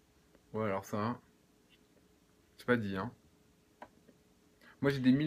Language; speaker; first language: French; native; French